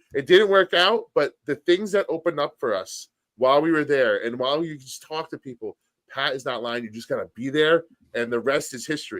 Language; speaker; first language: English; native; English